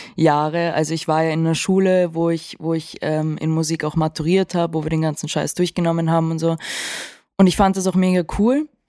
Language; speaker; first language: German; native; German